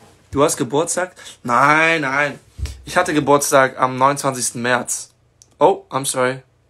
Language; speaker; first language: German; non-native, learner; English